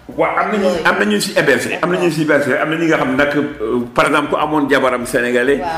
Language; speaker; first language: Wolof; non-native, local second language; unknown